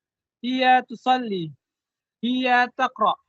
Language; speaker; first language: Arabic; non-native, learner; Indonesian